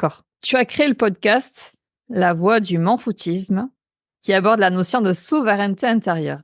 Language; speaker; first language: French; native; French